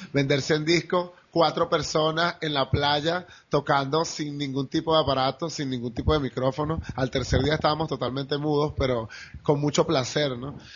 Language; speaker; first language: Spanish; native; Spanish